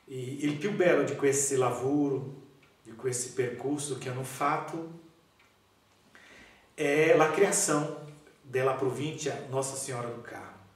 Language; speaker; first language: Italian; non-native, learner; Portuguese